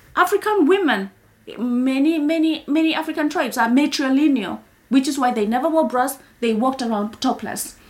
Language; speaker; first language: English; non-native, local second language; Kikuyu